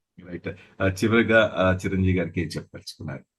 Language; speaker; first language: Telugu; native; Telugu